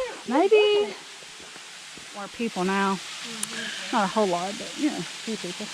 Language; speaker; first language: English; native; English